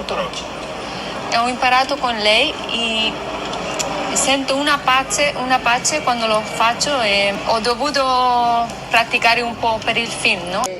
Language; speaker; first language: Italian; non-native, fluent; Spanish